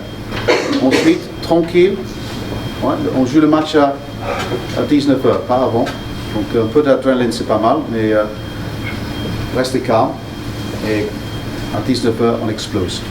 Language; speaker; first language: French; non-native, fluent; English